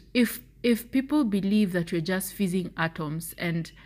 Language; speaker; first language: English; non-native, local second language; Swahili